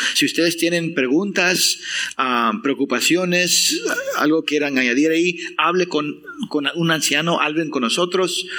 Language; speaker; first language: Spanish; non-native, fluent; English